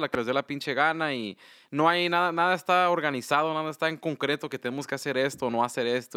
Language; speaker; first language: Spanish; early bilingual, heritage; Spanish